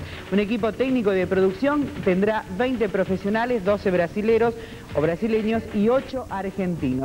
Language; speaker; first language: Spanish; native; Spanish